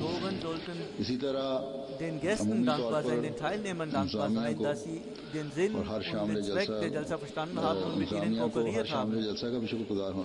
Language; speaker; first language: German; non-native, fluent; Urdu